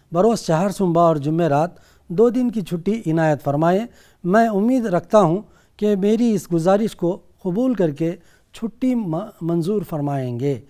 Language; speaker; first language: Urdu; native; Urdu